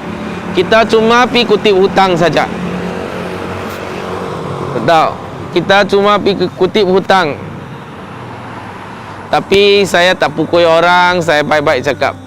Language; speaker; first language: Indonesian; non-native, local second language; Chinese